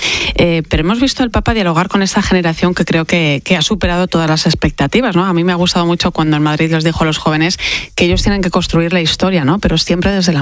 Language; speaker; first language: Spanish; native; Spanish